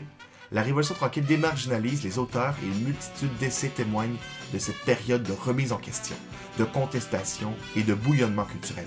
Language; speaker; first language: French; native; French